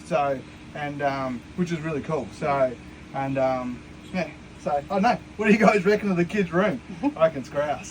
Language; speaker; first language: English; native; English